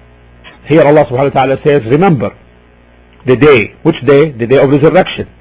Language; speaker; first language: English; non-native, fluent; Arabic